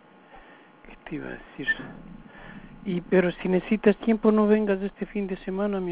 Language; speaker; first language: Spanish; native; Spanish